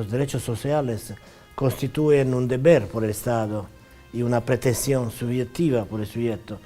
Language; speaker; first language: Spanish; non-native, fluent; Italian